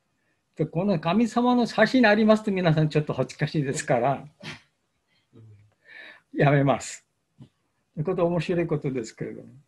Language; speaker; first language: Japanese; non-native, fluent; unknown